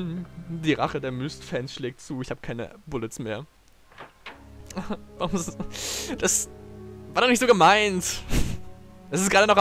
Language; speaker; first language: German; native; German